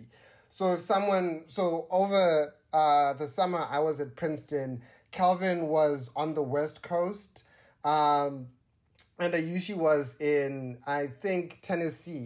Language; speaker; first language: English; non-native, local second language; Shona